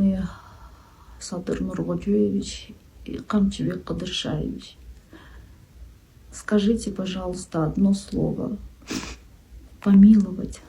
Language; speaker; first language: Russian; non-native, local second language; Kyrgyz